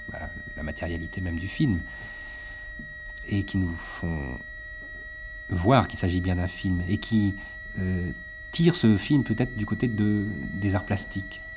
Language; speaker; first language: French; native; French